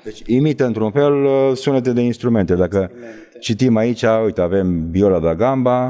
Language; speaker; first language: Romanian; native; Romanian